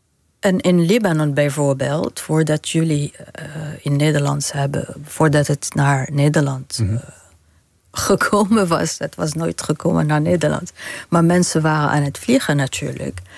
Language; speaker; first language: Dutch; non-native, learner; Arabic